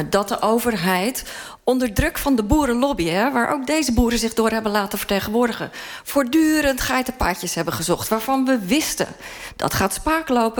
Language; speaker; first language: Dutch; native; Dutch